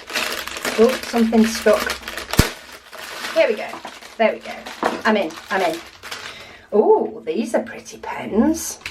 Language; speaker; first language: English; native; English